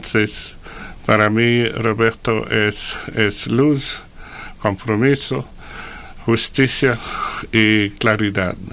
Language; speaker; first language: Spanish; non-native, fluent; French